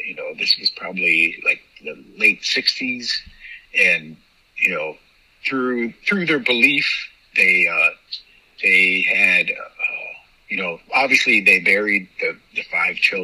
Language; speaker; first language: English; native; English